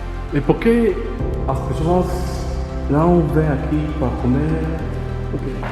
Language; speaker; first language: Portuguese; non-native, learner; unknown